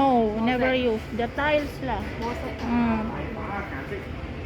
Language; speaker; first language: English; non-native, learner; Filipino